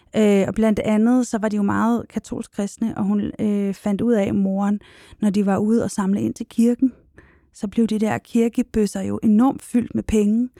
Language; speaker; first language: Danish; native; Danish